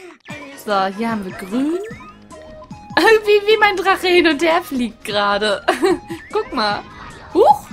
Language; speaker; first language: German; native; German